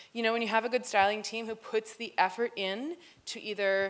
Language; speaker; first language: English; native; English